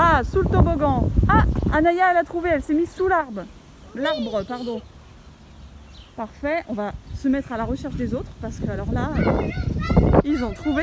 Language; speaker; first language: French; native; French